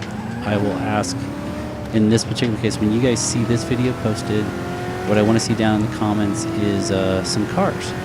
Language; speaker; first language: English; native; English